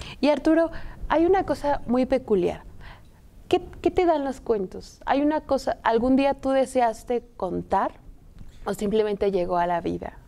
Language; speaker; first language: Spanish; native; Spanish